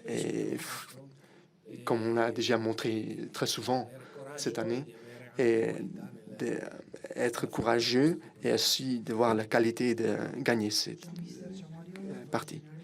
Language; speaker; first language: French; non-native, fluent; Italian